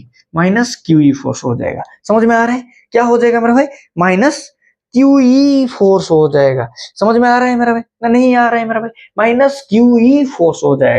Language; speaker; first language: Hindi; non-native, local second language; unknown